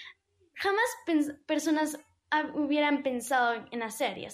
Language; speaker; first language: Spanish; early bilingual, heritage; English